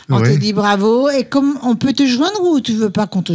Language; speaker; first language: French; native; French